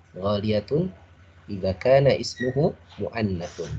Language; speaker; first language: Arabic; non-native, fluent; Indonesian